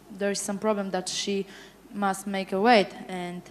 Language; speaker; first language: English; non-native, fluent; Polish